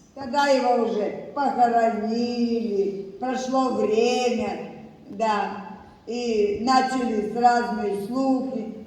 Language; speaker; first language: Russian; non-native, local second language; Abkhazian